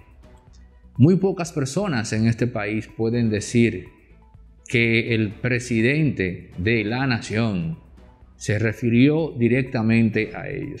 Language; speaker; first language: Spanish; native; Spanish